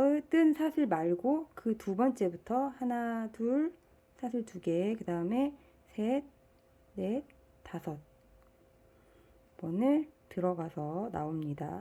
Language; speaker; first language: Korean; native; Korean